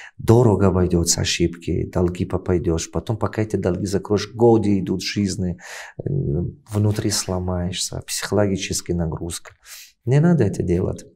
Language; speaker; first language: Russian; non-native, local second language; Tajik